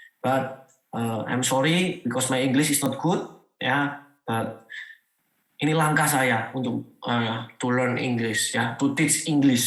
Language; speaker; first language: English; non-native, learner; Indonesian